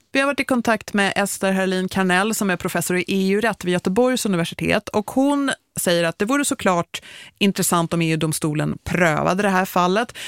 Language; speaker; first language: Swedish; native; Swedish